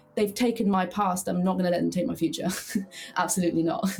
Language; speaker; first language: English; early bilingual, heritage; English